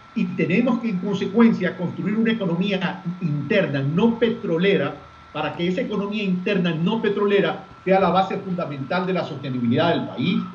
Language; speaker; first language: Spanish; native; Spanish